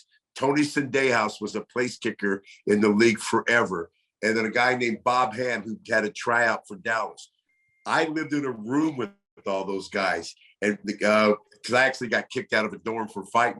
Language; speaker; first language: English; native; English